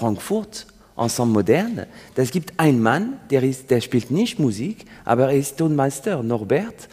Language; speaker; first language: German; non-native, learner; French